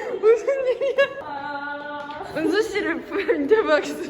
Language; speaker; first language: Korean; native; Korean